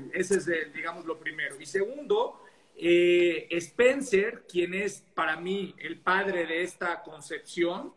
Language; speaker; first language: Spanish; native; Spanish